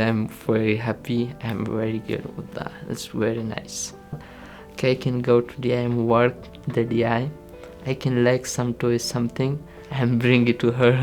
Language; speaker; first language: English; non-native, learner; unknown